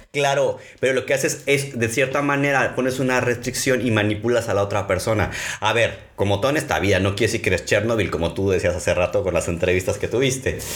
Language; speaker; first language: Spanish; native; Spanish